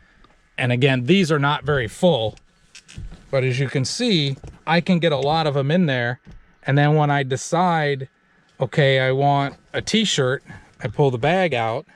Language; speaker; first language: English; native; English